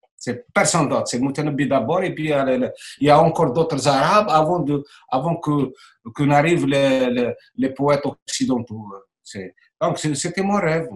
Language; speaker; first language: French; non-native, local second language; Arabic